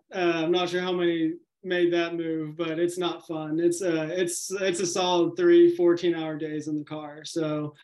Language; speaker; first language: English; native; English